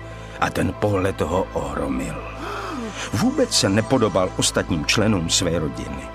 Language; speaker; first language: Czech; native; Czech